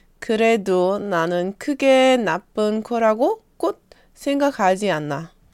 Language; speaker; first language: Korean; non-native, learner; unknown